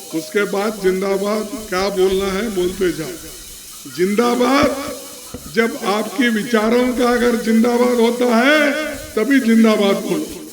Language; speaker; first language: Hindi; non-native, local second language; Kannada